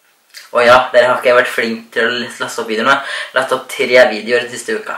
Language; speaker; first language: Norwegian; native; Norwegian